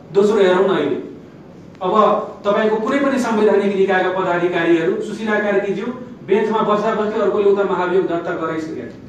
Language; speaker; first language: Nepali; non-native, local second language; Maithili